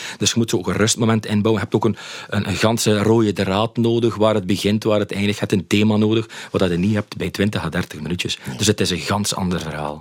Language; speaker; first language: Dutch; native; Dutch